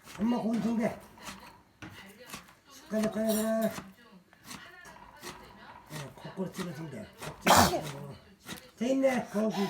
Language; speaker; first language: Korean; non-native, learner; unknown